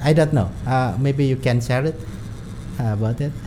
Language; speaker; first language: English; non-native, learner; Indonesian